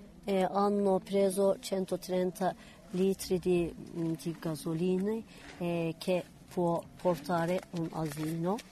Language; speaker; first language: Italian; non-native, learner; Kurdish